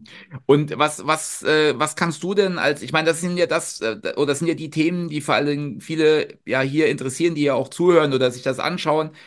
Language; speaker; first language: German; native; German